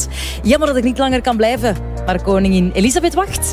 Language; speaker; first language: Dutch; native; Dutch